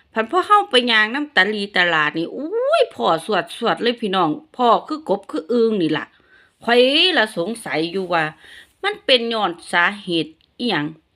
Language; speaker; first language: Thai; native; Thai